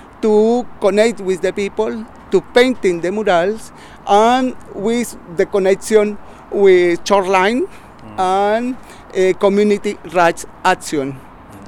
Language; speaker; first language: English; non-native, learner; Spanish